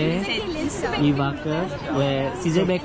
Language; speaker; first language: Turkish; non-native, learner; Indonesian